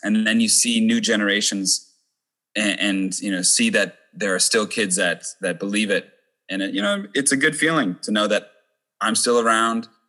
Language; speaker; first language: English; native; English